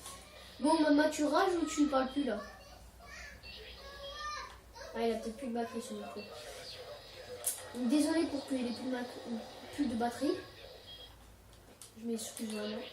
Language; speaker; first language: French; native; French